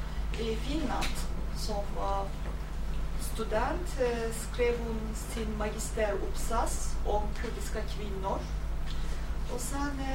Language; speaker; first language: Swedish; non-native, fluent; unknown